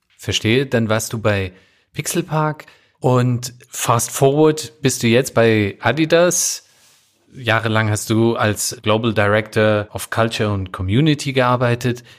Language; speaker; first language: German; native; German